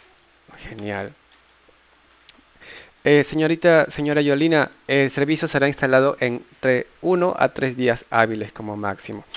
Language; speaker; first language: Spanish; native; Spanish